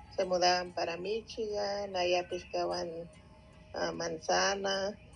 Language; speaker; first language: Spanish; early bilingual, other home language; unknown